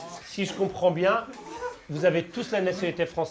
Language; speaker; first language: French; native; French